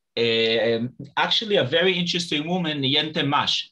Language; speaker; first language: English; non-native, fluent; Hebrew